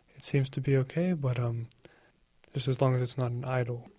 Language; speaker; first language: English; native; English